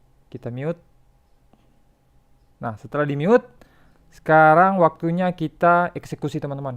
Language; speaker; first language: Indonesian; native; Indonesian